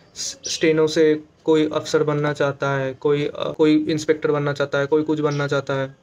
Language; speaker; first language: Hindi; non-native, local second language; Bangla